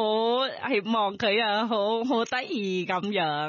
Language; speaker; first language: Cantonese; non-native, learner; Thai